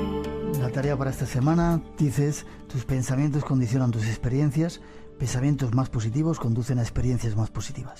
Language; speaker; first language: Spanish; native; Spanish